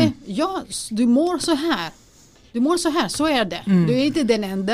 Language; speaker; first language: Swedish; non-native, fluent; Greek